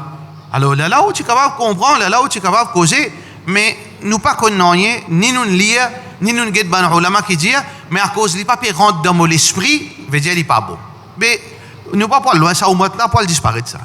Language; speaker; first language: French; non-native, learner; Morisyen